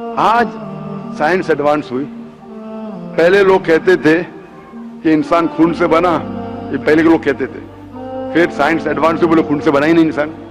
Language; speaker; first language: Hindi; non-native, local second language; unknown